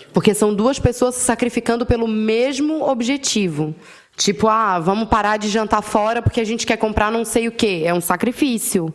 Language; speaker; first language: Portuguese; native; Portuguese